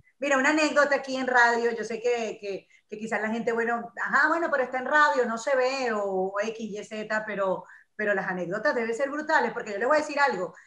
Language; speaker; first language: Spanish; native; Spanish